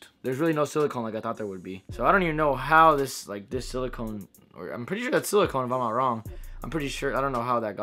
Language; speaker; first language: English; native; English